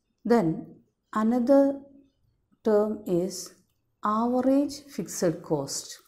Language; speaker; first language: English; non-native, local second language; Malayalam